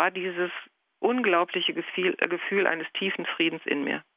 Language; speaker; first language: German; native; German